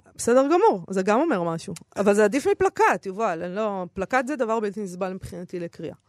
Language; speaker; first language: Hebrew; native; Hebrew